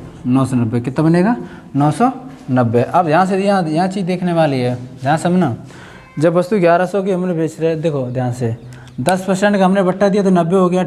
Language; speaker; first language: Hindi; native; Hindi